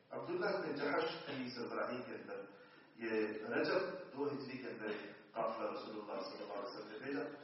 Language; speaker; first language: Urdu; non-native, local second language; Pashto